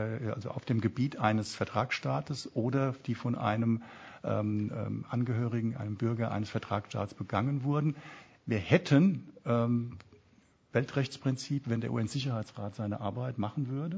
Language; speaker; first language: German; native; German